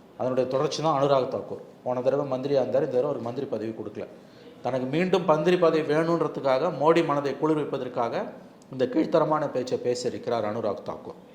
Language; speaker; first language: Tamil; native; Tamil